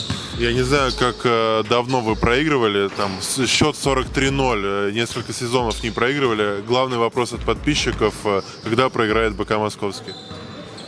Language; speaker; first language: Russian; native; Russian